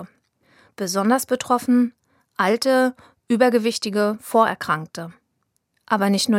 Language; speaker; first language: German; native; German